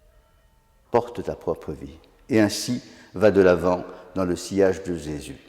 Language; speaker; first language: French; native; French